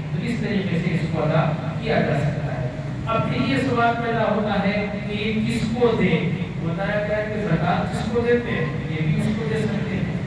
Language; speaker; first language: Urdu; native; Urdu